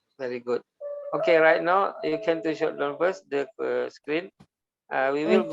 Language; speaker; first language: English; non-native, learner; Malay